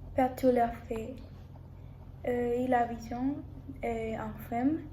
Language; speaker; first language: French; non-native, learner; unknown